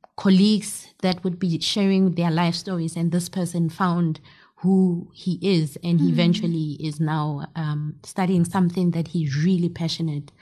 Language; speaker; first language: English; non-native, local second language; Southern Sotho